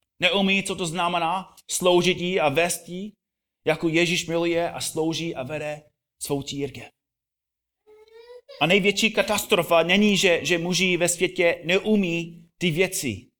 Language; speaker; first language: Czech; non-native, fluent; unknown